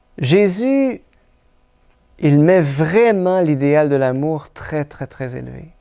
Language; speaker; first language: French; native; French